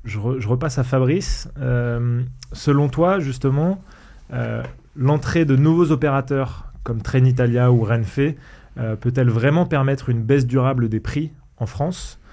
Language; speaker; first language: French; native; French